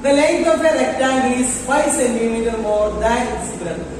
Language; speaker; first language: English; non-native, local second language; Malayalam